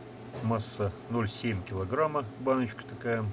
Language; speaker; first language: Russian; native; Russian